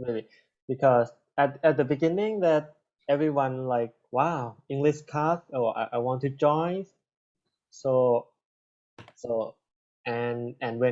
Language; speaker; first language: English; non-native, learner; Thai